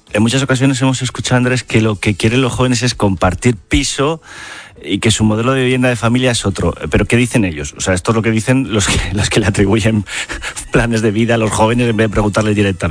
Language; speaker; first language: Spanish; native; Spanish